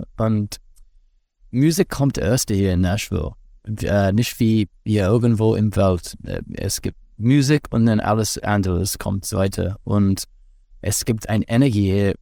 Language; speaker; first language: German; non-native, fluent; English